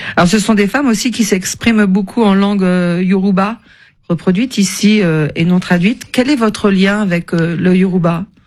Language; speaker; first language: French; native; French